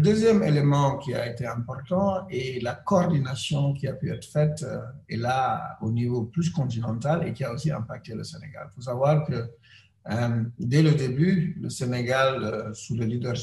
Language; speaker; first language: French; non-native, local second language; Wolof